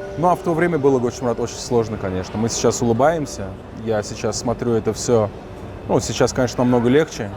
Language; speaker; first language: Russian; native; Russian